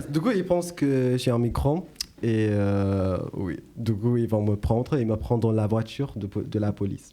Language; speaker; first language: French; non-native, learner; English